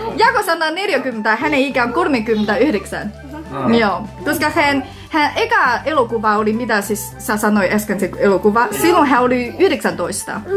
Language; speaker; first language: Finnish; non-native, learner; Chinese